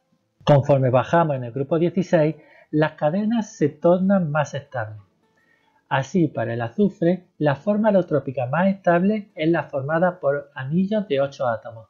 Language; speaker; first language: Spanish; native; Spanish